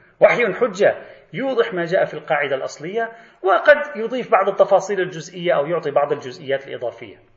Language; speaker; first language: Arabic; native; Arabic